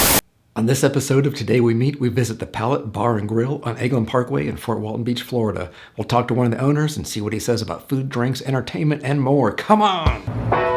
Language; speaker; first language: English; native; English